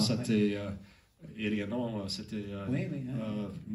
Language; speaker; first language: French; non-native, learner; English